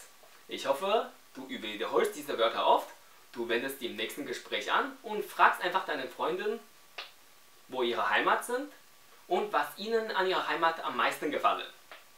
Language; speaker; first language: German; non-native, fluent; Chinese